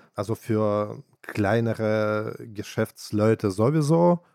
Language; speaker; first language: German; non-native, fluent; Russian